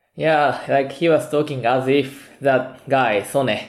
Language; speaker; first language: English; non-native, fluent; Japanese